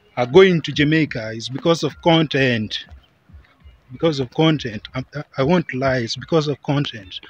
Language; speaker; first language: English; non-native, local second language; Acoli